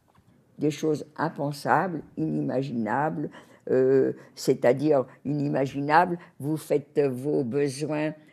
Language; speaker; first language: French; native; French